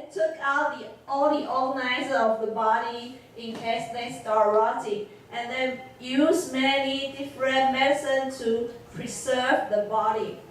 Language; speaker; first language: English; non-native, learner; Chinese